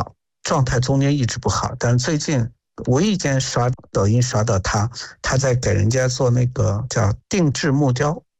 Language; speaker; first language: Chinese; native; Chinese